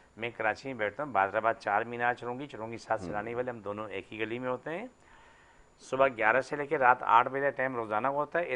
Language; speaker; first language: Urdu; non-native, local second language; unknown